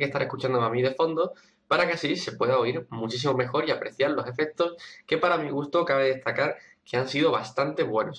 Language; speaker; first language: Spanish; native; Spanish